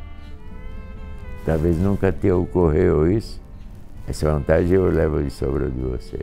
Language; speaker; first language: Portuguese; non-native, fluent; Hungarian